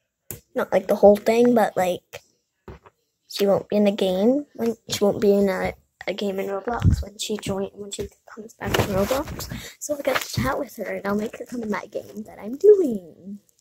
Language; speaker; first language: English; native; English